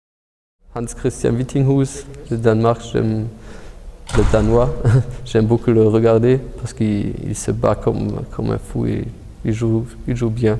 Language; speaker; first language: French; early bilingual, heritage; German